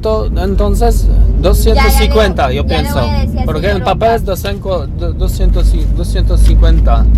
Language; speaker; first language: Spanish; non-native, learner; Polish